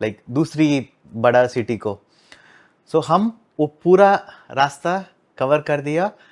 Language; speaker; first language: Hindi; non-native, local second language; Telugu